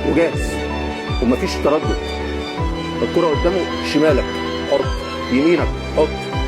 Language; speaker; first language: Arabic; native; Arabic